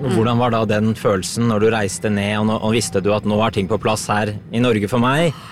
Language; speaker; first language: Norwegian; native; Norwegian